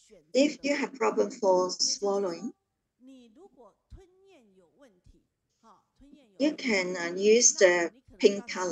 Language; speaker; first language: English; non-native, learner; Chinese